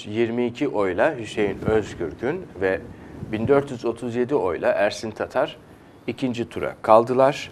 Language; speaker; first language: Turkish; native; Turkish